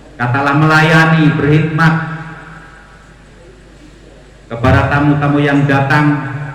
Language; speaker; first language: Indonesian; non-native, local second language; Javanese